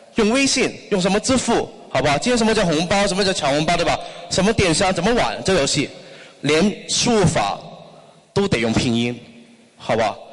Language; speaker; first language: Chinese; non-native, local second language; Cantonese